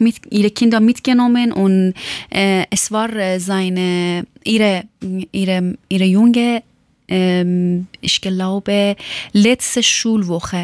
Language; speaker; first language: German; non-native, learner; Persian